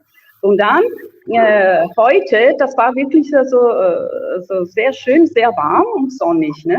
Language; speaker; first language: German; non-native, fluent; Italian